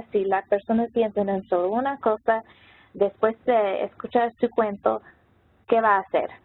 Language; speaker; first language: Spanish; non-native, local second language; English